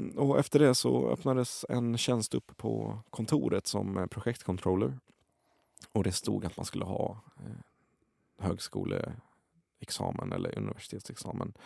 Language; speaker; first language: Swedish; early bilingual, other home language; Arabic